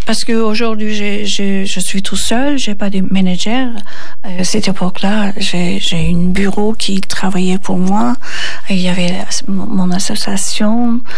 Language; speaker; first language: French; non-native, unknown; Turkish